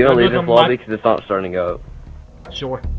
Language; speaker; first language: English; native; English